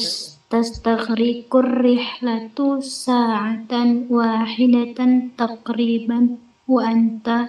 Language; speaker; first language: Arabic; non-native, learner; Indonesian